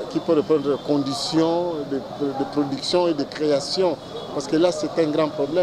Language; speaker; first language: French; non-native, local second language; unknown